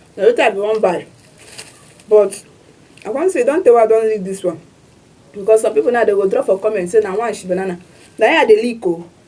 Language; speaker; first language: Nigerian Pidgin; non-native, local second language; Igbo